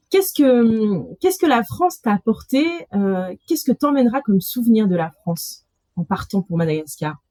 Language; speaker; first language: French; early bilingual, other home language; Malagasy